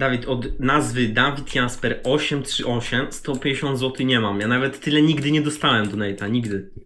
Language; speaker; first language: Polish; native; Polish